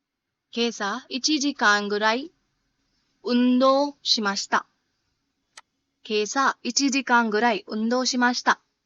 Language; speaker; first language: Japanese; non-native, fluent; Hindi